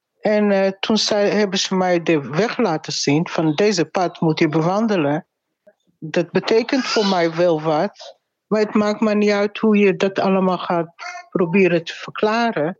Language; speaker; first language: Dutch; non-native, fluent; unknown